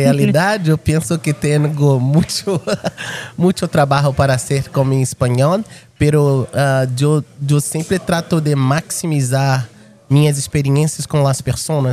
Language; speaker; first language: Spanish; non-native, fluent; Portuguese